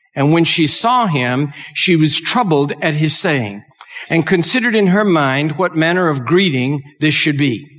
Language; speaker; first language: English; native; English